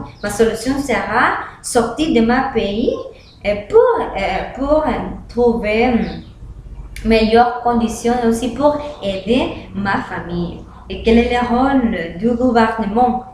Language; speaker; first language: French; non-native, learner; Spanish